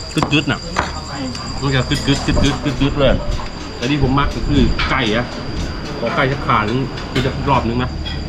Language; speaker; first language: Thai; native; Thai